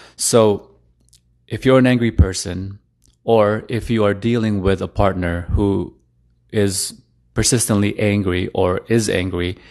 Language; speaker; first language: English; early bilingual, other home language; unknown